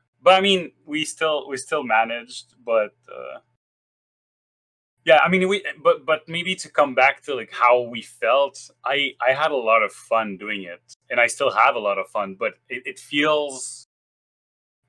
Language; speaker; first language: English; non-native, fluent; French